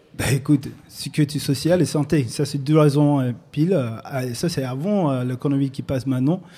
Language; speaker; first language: French; non-native, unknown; English